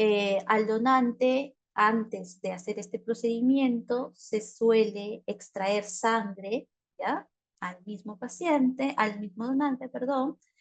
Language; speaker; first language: Spanish; native; Spanish